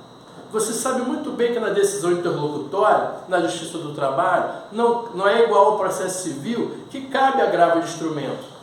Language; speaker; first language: Portuguese; native; Portuguese